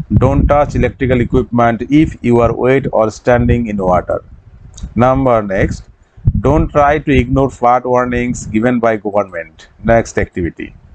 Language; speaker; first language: English; non-native, local second language; Assamese